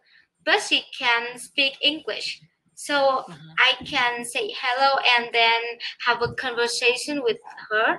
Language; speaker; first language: English; non-native, learner; Vietnamese